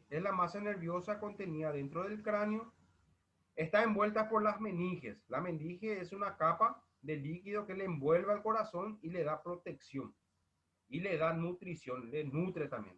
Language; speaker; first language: Spanish; native; Spanish